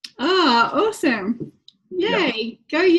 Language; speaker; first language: English; native; English